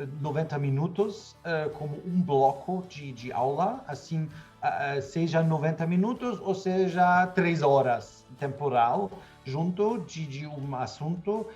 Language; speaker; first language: Portuguese; non-native, fluent; German